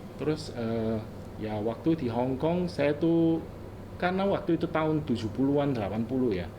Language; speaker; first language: Indonesian; early bilingual, other home language; Cantonese